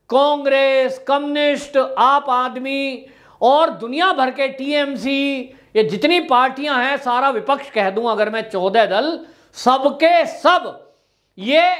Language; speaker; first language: Hindi; native; Hindi